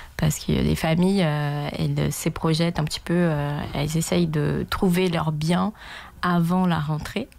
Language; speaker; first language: French; non-native, fluent; Portuguese